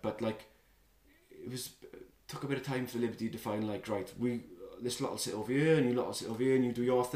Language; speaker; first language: English; native; English